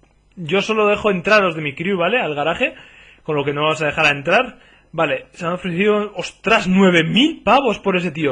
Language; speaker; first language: Spanish; native; Spanish